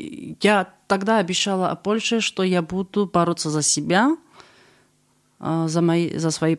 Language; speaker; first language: Russian; non-native, fluent; Georgian